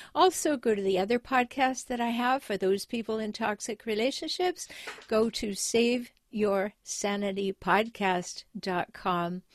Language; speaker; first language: English; native; English